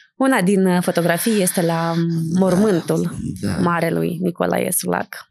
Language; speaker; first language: Romanian; native; Romanian